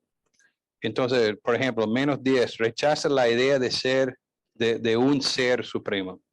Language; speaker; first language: Spanish; non-native, fluent; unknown